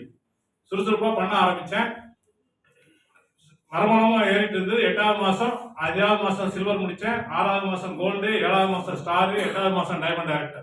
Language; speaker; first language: Tamil; native; Tamil